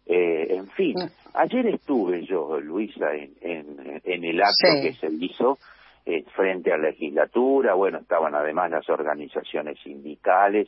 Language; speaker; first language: Spanish; native; Spanish